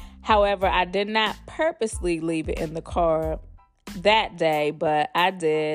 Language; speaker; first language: English; native; English